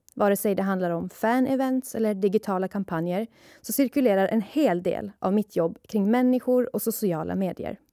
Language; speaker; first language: Swedish; early bilingual, other home language; Persian